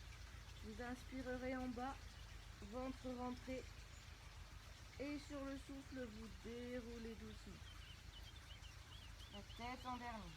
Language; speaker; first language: French; native; French